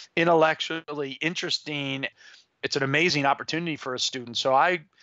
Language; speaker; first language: English; native; English